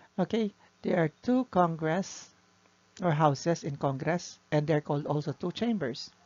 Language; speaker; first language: English; non-native, local second language; Filipino